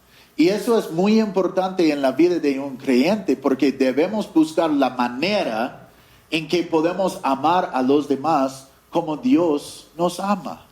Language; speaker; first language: Spanish; non-native, fluent; English